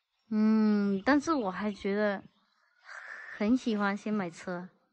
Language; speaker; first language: Chinese; non-native, fluent; Vietnamese